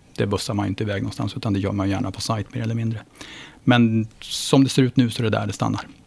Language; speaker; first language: Swedish; native; Swedish